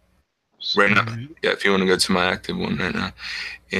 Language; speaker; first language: English; native; English